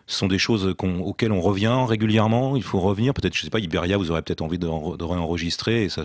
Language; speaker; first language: French; native; French